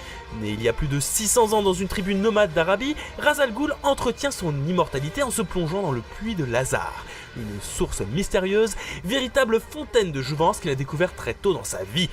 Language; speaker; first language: French; native; French